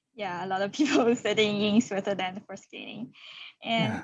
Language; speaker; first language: English; non-native, fluent; Chinese